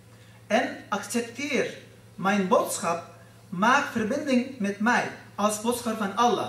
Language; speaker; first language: Dutch; non-native, fluent; Turkish